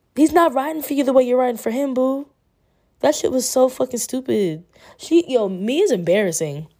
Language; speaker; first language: English; native; English